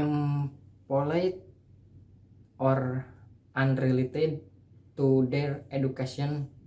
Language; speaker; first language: English; non-native, learner; Indonesian